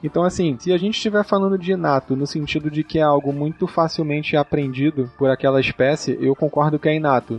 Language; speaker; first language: Portuguese; native; Portuguese